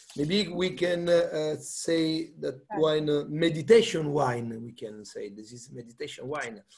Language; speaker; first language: English; non-native, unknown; Italian